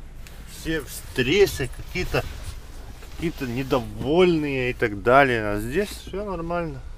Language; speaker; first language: Russian; non-native, fluent; Latvian